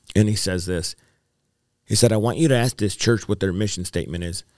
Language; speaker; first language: English; native; English